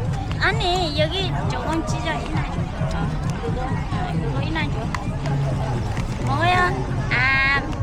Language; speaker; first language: Korean; non-native, learner; Lao